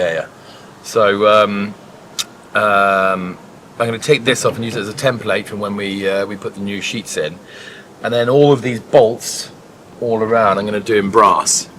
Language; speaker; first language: English; native; English